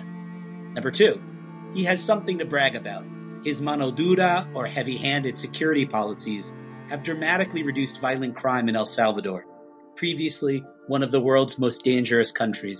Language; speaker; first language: English; native; English